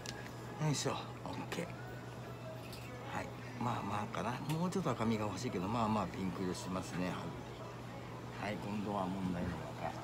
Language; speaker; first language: Japanese; native; Japanese